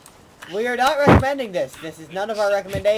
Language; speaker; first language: English; native; English